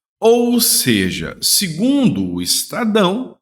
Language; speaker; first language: Portuguese; native; Portuguese